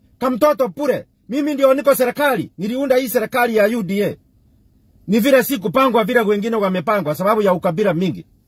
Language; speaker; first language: Swahili; non-native, local second language; Gusii